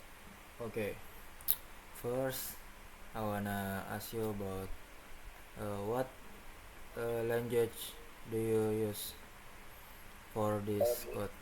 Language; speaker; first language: English; non-native, learner; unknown